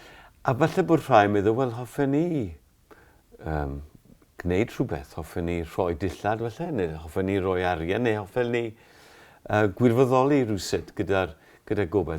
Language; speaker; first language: Welsh; native; Welsh